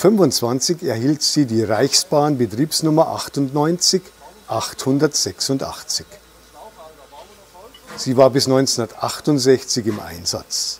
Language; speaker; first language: German; native; German